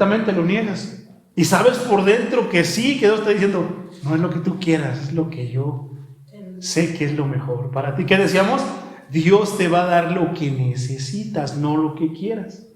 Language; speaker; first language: Spanish; native; Spanish